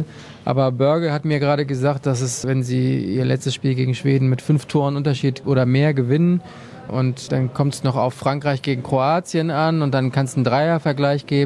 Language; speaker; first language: German; native; German